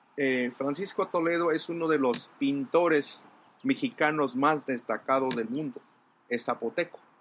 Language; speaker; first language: Spanish; non-native, local second language; Zapotec